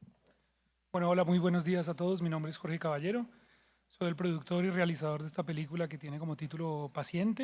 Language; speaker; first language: Spanish; native; Spanish